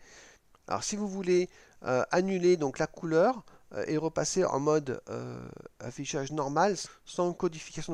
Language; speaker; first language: French; native; French